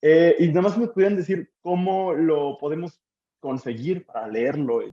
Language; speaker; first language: Spanish; native; Spanish